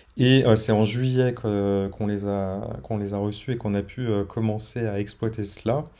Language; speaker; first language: French; native; French